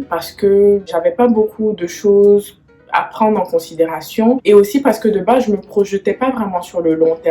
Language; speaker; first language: French; native; French